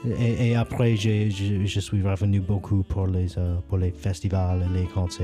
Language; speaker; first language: French; non-native, learner; English